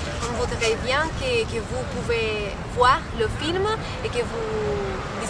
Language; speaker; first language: French; non-native, learner; Spanish